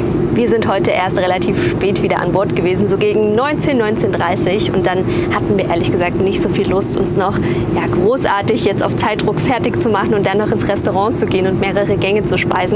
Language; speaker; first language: German; native; German